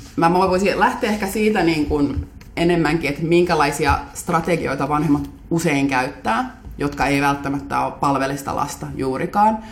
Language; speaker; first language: Finnish; native; Finnish